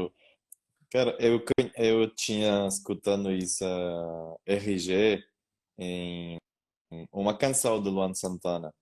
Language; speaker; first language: Portuguese; non-native, learner; Spanish